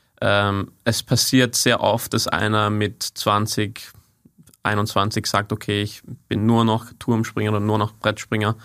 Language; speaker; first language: German; non-native, fluent; English